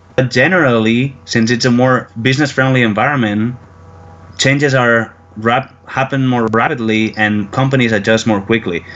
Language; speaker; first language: English; non-native, fluent; Spanish